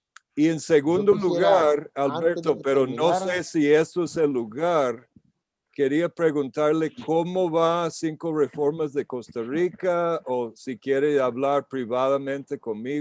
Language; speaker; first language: Spanish; non-native, fluent; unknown